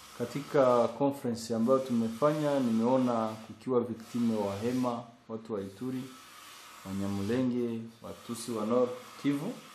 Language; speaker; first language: Swahili; non-native, local second language; Kinyarwanda